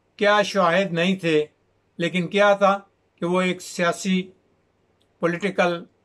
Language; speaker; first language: Urdu; native; Urdu